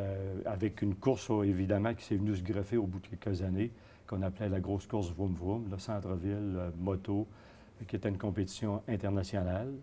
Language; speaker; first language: French; native; French